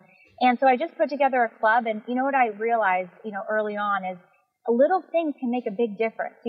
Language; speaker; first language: English; native; English